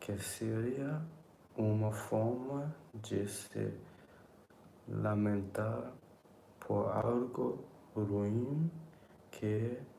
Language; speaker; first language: Portuguese; non-native, learner; English